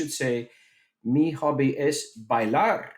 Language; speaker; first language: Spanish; non-native, fluent; English